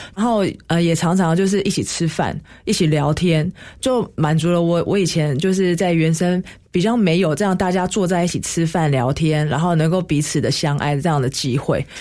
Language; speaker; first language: Chinese; native; Chinese